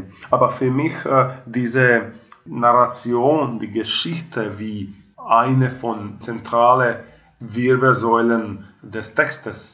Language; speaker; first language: German; non-native, fluent; Croatian